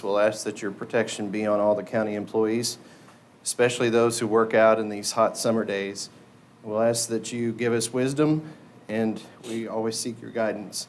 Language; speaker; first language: English; native; English